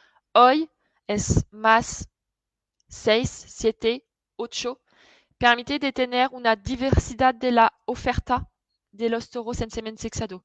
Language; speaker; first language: Spanish; non-native, fluent; French